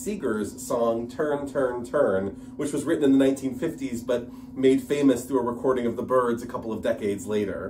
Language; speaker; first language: English; native; English